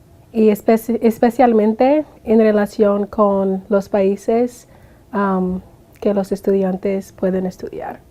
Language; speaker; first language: Spanish; non-native, fluent; English